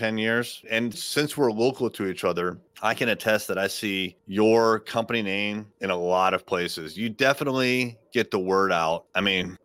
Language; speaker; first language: English; native; English